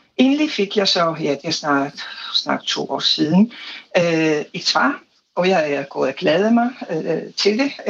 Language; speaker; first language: Danish; non-native, fluent; Italian